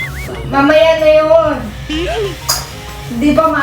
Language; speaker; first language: Filipino; native; Filipino